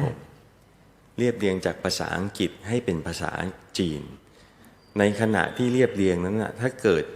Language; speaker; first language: Thai; native; Thai